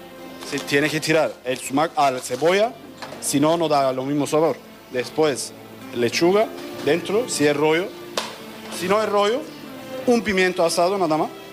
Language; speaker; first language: Spanish; non-native, learner; Turkish